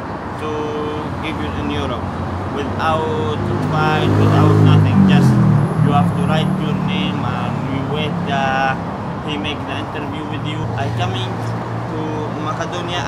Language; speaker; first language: English; non-native, learner; Arabic